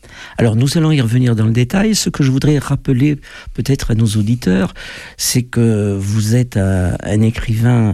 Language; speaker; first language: French; native; French